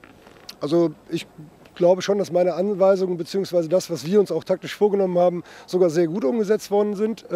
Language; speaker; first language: German; native; German